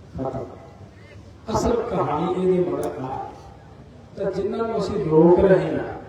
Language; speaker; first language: Hindi; non-native, local second language; Punjabi